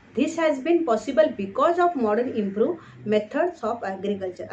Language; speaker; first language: English; non-native, local second language; Marathi